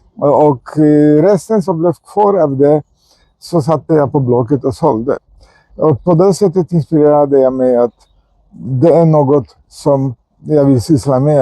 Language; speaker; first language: Swedish; non-native, fluent; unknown